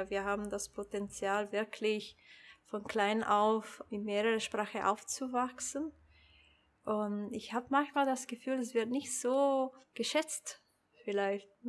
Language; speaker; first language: German; non-native, local second language; Italian